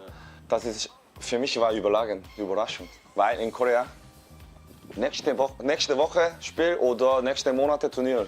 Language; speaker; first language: German; non-native, learner; Korean